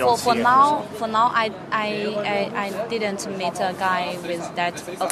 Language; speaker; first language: English; non-native, fluent; Chinese